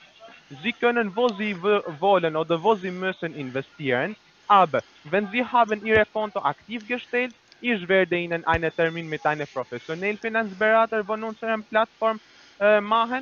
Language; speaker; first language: German; non-native, learner; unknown